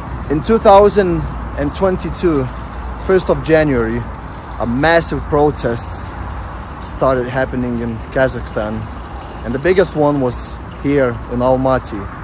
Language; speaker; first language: English; non-native, fluent; Lithuanian